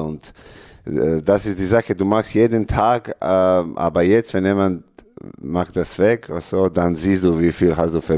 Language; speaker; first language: German; non-native, learner; Serbian